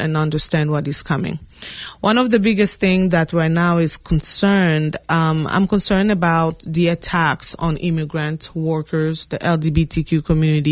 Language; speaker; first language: English; non-native, fluent; French